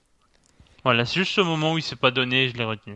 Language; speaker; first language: French; native; French